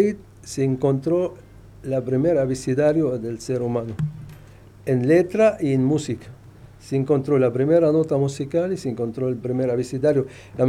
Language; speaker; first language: Spanish; non-native, fluent; Arabic